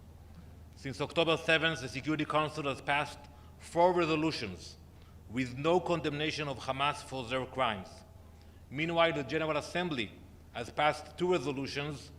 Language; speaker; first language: English; non-native, fluent; Hebrew